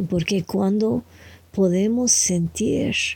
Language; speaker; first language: Spanish; non-native, learner; English